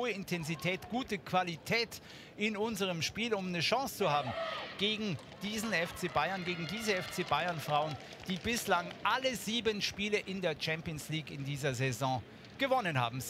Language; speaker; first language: German; native; German